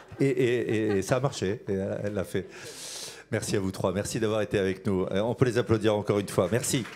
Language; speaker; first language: French; native; French